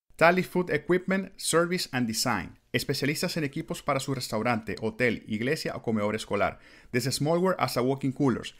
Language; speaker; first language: Spanish; native; Spanish